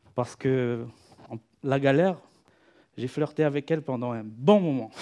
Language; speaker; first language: French; non-native, fluent; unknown